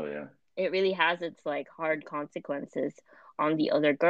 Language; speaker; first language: English; non-native, fluent; German